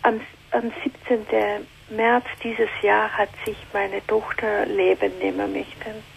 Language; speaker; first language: German; non-native, learner; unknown